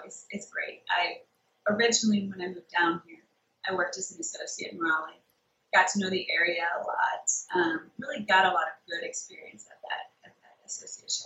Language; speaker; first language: English; native; English